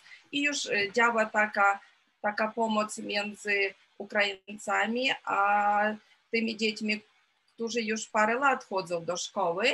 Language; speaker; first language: Polish; non-native, fluent; Ukrainian